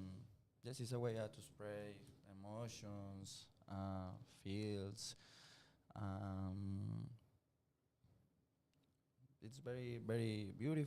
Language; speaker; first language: English; non-native, learner; Spanish